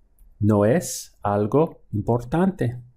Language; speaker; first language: Spanish; non-native, fluent; English